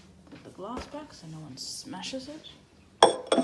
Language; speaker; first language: English; native; English